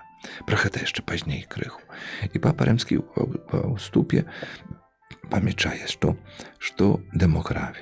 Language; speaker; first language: Polish; non-native, local second language; Belarusian